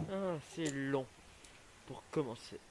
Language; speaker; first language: French; native; French